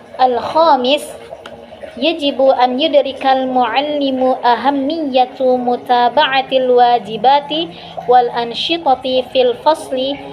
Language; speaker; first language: Arabic; non-native, learner; Indonesian